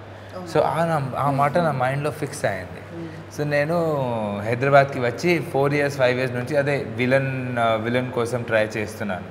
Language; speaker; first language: Telugu; non-native, learner; Hindi